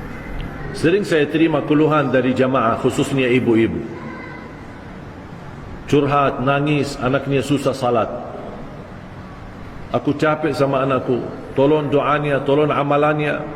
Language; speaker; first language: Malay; non-native, fluent; Arabic